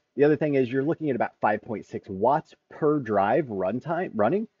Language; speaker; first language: English; native; English